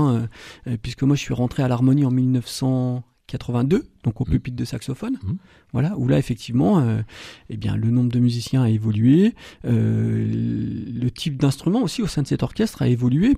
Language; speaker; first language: French; native; French